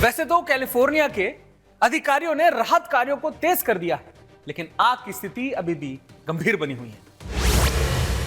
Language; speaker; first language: Hindi; native; Hindi